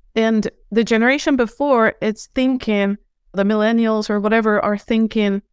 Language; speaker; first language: English; non-native, fluent; Spanish